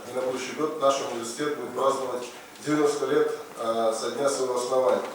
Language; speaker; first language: Russian; native; Russian